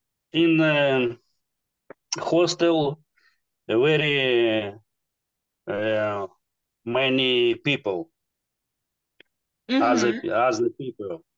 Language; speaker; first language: English; non-native, learner; Russian